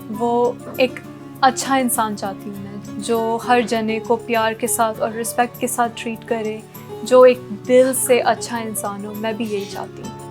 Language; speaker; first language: Hindi; non-native, local second language; Punjabi